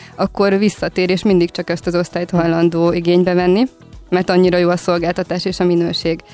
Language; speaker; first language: Hungarian; native; Hungarian